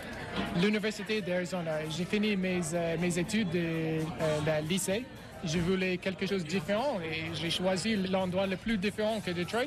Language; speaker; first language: French; non-native, fluent; English